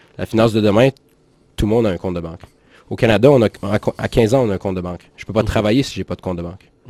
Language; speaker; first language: French; native; French